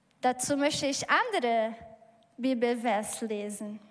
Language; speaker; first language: German; non-native, learner; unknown